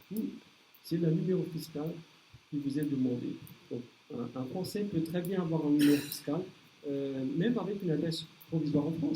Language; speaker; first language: French; native; French